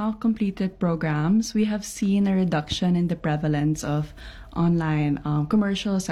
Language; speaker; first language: English; non-native, local second language; Filipino